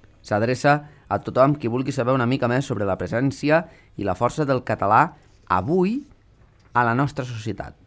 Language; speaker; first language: Catalan; native; Catalan